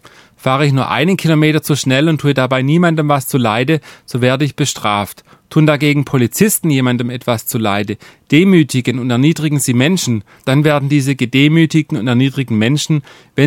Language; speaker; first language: German; native; German